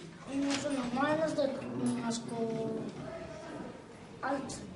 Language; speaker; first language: Basque; non-native, local second language; Spanish